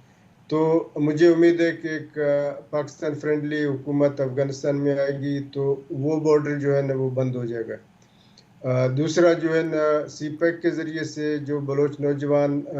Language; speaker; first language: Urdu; non-native, local second language; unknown